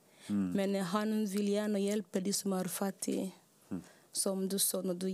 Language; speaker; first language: Norwegian; non-native, learner; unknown